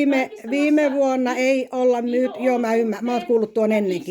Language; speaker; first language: Finnish; native; Finnish